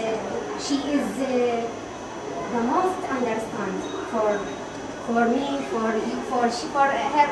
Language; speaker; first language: English; non-native, learner; Arabic